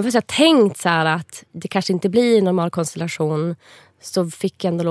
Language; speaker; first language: Swedish; native; Swedish